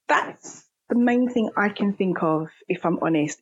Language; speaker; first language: English; native; English